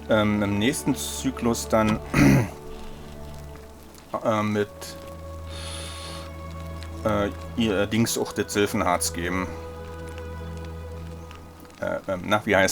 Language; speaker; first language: German; native; German